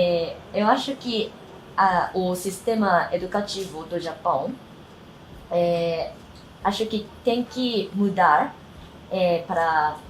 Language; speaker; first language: Portuguese; non-native, learner; Japanese